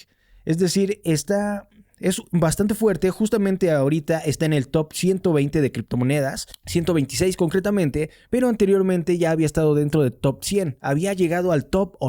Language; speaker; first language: Spanish; native; Spanish